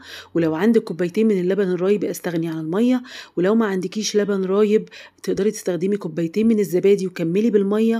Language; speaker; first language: Arabic; native; Arabic